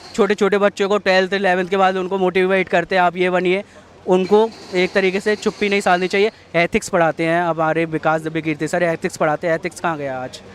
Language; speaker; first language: Hindi; native; Hindi